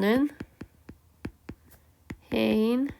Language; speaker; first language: Korean; early bilingual, heritage; Korean